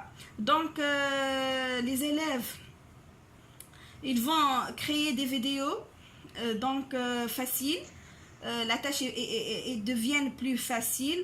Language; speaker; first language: French; non-native, local second language; Arabic